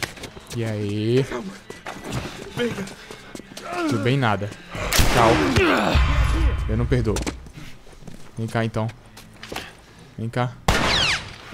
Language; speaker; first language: Portuguese; native; Portuguese